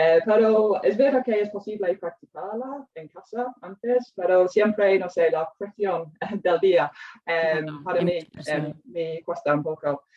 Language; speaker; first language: Spanish; non-native, fluent; English